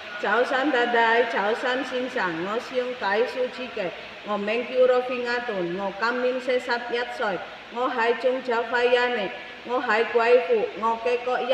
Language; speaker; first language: Cantonese; non-native, learner; Indonesian